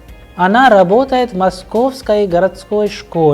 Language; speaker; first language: Russian; non-native, fluent; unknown